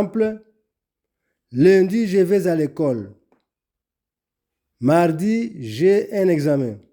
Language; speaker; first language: French; non-native, local second language; Kinyarwanda